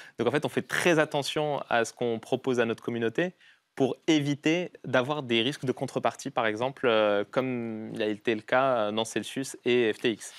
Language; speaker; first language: French; non-native, local second language; Arabic